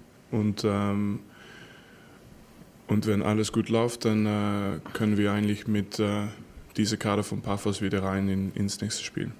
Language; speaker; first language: German; non-native, fluent; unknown